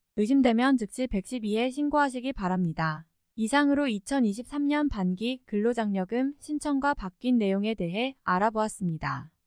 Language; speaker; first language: Korean; native; Korean